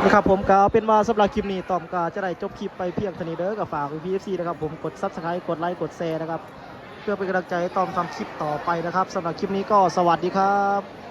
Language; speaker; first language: Thai; native; Thai